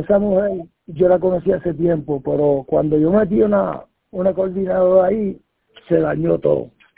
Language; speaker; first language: Spanish; native; Spanish